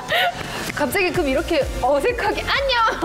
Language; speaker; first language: Korean; native; Korean